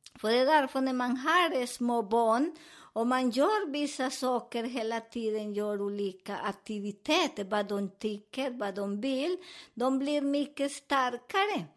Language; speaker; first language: Swedish; non-native, fluent; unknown